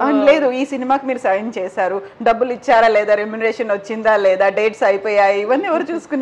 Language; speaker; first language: Telugu; native; Telugu